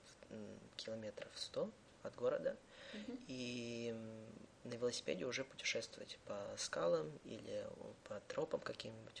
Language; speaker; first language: Russian; early bilingual, heritage; Russian